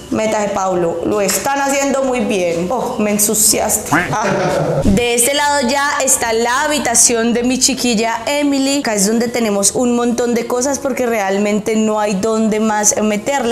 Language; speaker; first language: Spanish; native; Spanish